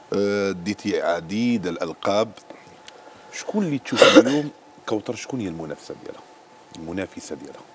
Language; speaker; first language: Arabic; native; Arabic